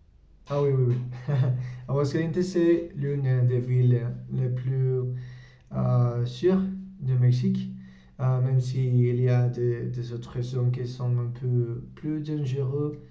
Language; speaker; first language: French; non-native, learner; Spanish